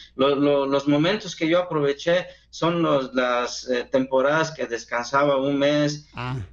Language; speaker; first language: Spanish; non-native, local second language; Zapotec